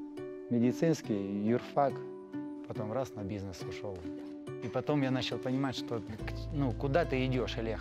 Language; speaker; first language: Russian; native; Russian